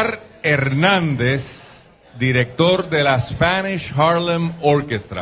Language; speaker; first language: Spanish; native; Spanish